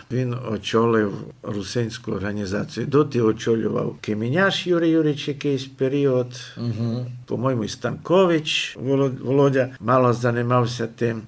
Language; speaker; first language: Ukrainian; native; Ukrainian